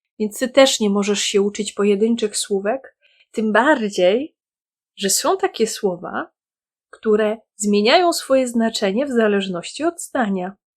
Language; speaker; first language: Polish; native; Polish